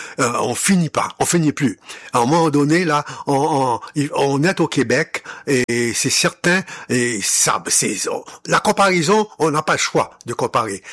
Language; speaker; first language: French; non-native, local second language; Haitian Creole